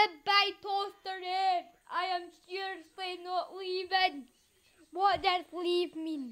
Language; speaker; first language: English; native; English